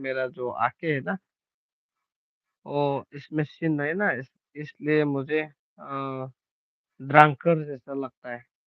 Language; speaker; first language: Hindi; non-native, local second language; Bodo